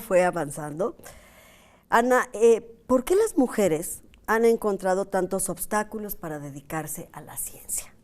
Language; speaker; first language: Spanish; native; Spanish